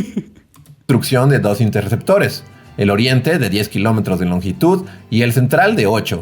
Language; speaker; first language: Spanish; native; Spanish